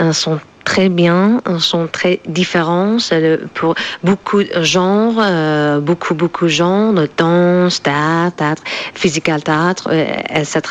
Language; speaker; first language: French; non-native, learner; Persian